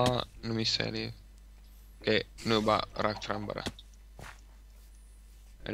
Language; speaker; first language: Swedish; non-native, local second language; Finnish